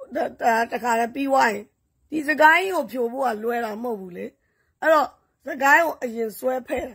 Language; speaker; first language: Burmese; native; Burmese